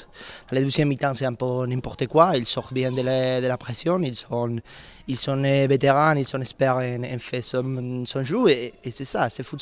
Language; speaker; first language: French; non-native, learner; Spanish